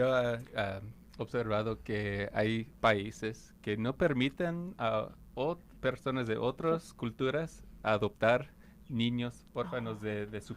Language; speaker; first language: Spanish; non-native, fluent; English